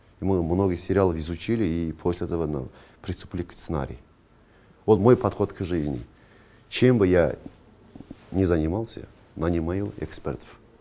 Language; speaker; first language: Russian; non-native, local second language; Kazakh